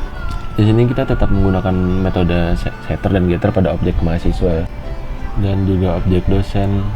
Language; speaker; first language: Indonesian; native; Indonesian